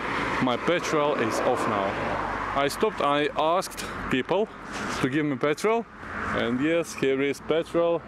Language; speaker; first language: English; non-native, learner; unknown